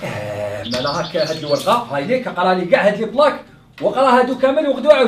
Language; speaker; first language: Arabic; native; Arabic